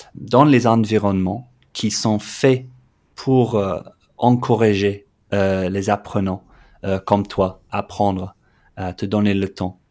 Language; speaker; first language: French; non-native, fluent; English